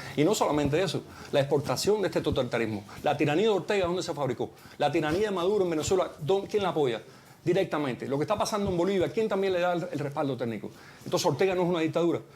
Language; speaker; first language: Spanish; early bilingual, heritage; Spanish